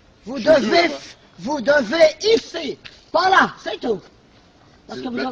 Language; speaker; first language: French; native; French